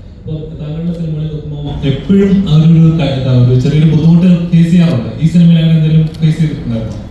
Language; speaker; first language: Malayalam; native; Malayalam